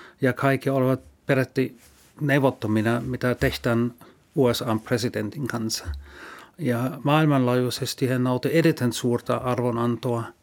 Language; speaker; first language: Finnish; non-native, fluent; German